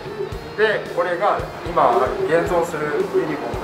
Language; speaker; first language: Japanese; native; Japanese